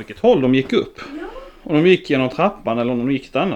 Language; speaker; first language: Swedish; native; Swedish